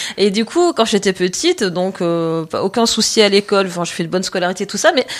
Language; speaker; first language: French; native; French